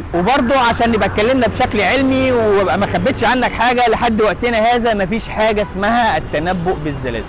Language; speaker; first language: Arabic; native; Arabic